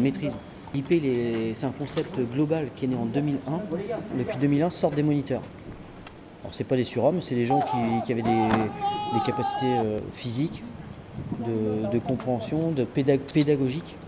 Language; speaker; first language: French; native; French